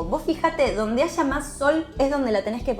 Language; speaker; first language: Spanish; native; Spanish